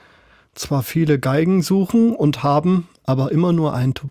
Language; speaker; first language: German; native; German